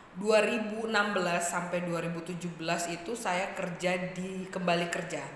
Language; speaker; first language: Indonesian; native; Indonesian